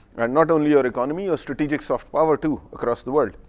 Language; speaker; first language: English; non-native, local second language; Urdu